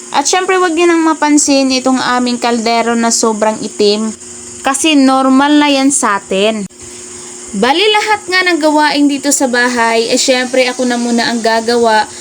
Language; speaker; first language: Filipino; non-native, local second language; Cebuano